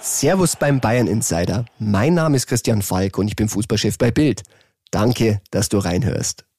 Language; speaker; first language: German; native; German